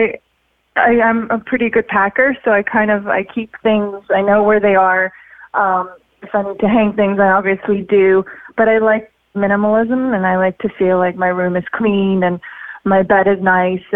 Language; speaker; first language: English; early bilingual, other home language; Russian